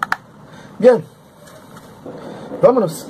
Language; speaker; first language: Spanish; non-native, learner; Portuguese